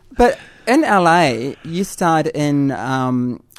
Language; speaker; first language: English; native; English